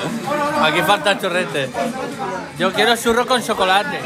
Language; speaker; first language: Spanish; native; Spanish